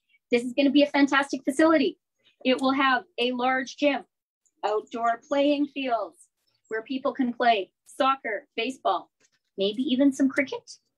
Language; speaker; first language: English; native; English